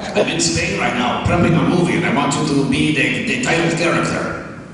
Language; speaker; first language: English; native; English